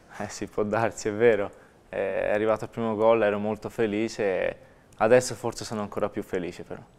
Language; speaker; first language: Italian; early bilingual, other home language; Albanian